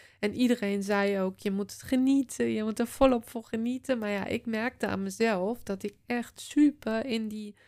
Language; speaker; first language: Dutch; non-native, fluent; German